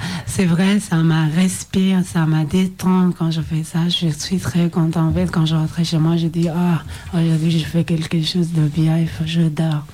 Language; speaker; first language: French; non-native, learner; Oromo